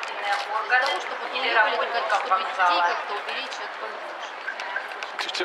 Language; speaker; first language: Russian; native; Russian